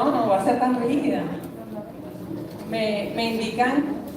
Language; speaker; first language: Spanish; native; Spanish